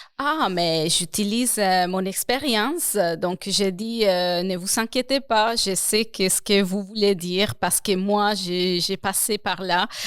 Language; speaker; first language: French; non-native, fluent; Spanish